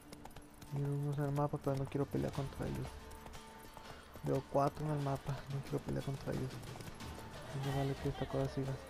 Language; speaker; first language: Spanish; early bilingual, heritage; Spanish